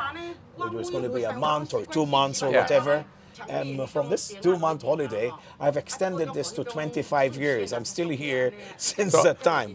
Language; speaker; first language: English; non-native, local second language; Maltese